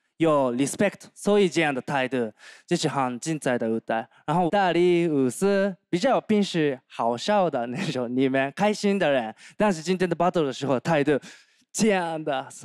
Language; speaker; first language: Chinese; non-native, learner; Japanese